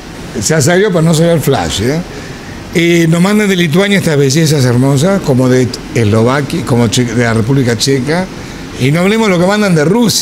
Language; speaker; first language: Spanish; native; Spanish